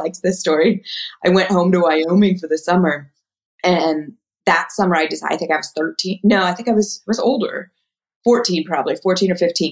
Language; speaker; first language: English; native; English